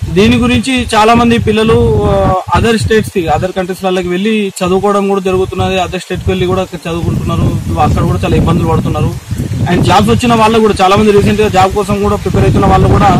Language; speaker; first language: Telugu; non-native, local second language; Lambadi